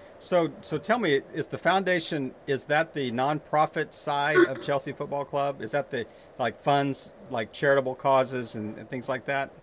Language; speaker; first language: English; native; English